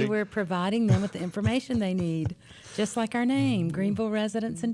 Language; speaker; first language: English; native; English